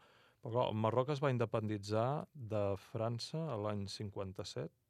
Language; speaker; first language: Catalan; native; Catalan